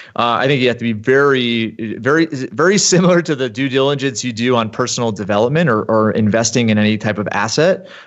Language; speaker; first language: English; native; English